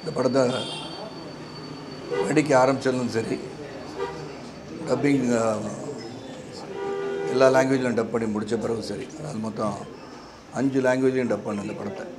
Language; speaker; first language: Tamil; native; Tamil